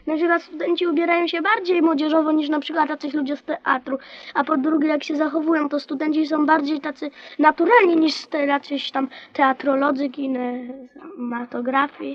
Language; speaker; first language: Polish; native; Polish